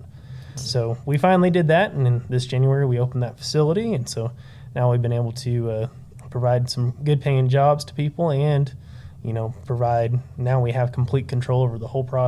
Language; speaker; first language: English; native; English